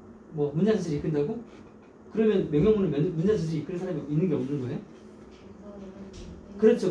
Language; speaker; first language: Korean; native; Korean